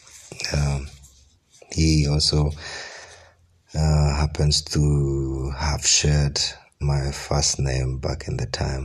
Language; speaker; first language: English; non-native, local second language; Ganda